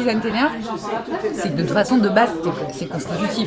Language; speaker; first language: French; native; French